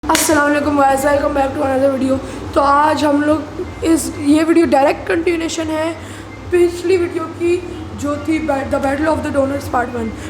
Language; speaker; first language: Urdu; native; Urdu